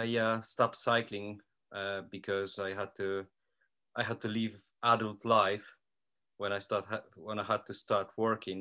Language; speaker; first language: English; non-native, fluent; Polish